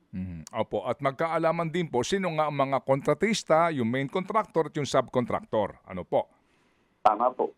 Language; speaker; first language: Filipino; native; Filipino